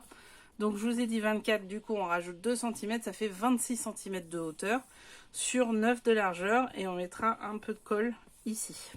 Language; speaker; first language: French; native; French